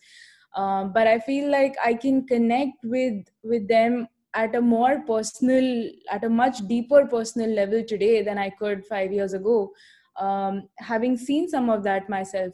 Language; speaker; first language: English; non-native, local second language; Hindi